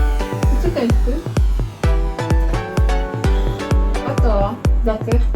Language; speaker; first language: Japanese; non-native, fluent; Filipino